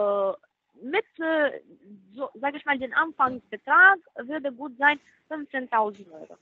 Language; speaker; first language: German; non-native, fluent; Spanish